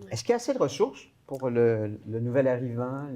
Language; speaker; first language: French; native; French